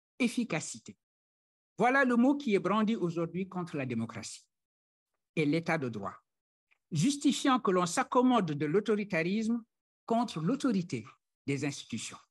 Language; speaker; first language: French; non-native, local second language; Wolof